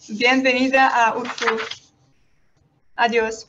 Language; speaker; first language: Spanish; non-native, learner; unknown